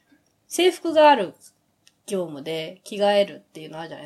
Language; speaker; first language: Japanese; native; Japanese